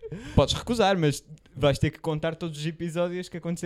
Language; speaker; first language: Portuguese; native; Portuguese